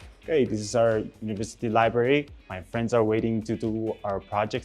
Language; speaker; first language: English; non-native, learner; Mongolian